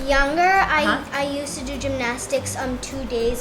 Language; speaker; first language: English; non-native, fluent; Japanese